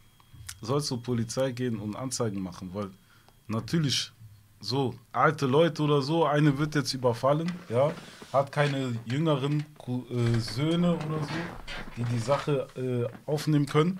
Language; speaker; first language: German; early bilingual, other home language; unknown